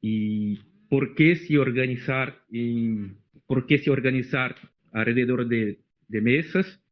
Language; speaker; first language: Spanish; non-native, fluent; Portuguese